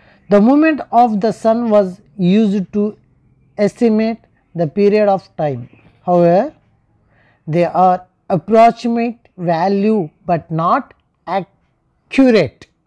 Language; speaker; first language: English; non-native, local second language; Telugu